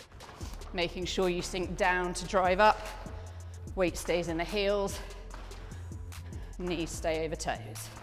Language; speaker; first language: English; native; English